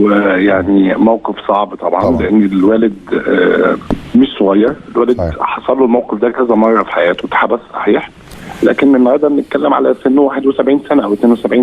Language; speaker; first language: Arabic; native; Arabic